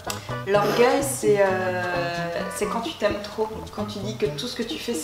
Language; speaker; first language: French; native; French